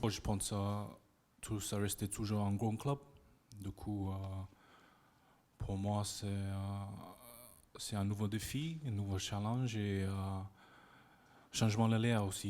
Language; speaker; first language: French; non-native, learner; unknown